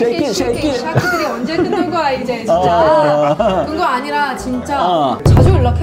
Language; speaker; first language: Korean; non-native, fluent; Arabic